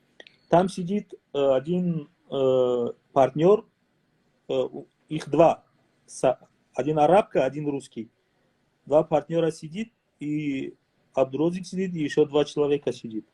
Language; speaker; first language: Russian; non-native, fluent; Tajik